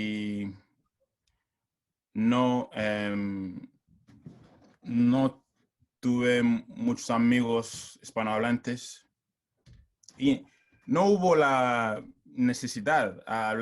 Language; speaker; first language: Spanish; non-native, learner; English